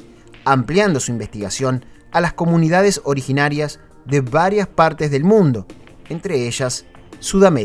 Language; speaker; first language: Spanish; native; Spanish